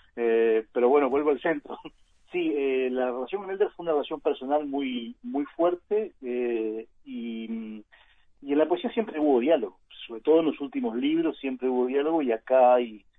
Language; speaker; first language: Spanish; native; Spanish